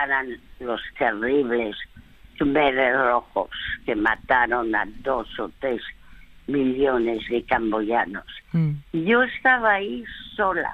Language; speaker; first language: Spanish; early bilingual, other home language; French